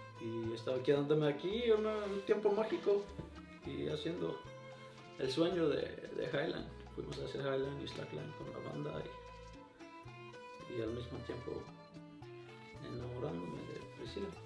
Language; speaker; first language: Spanish; non-native, fluent; Icelandic